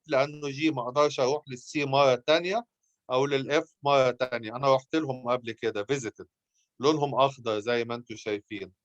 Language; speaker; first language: Arabic; native; Arabic